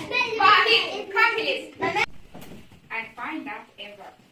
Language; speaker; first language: English; non-native, learner; Azerbaijani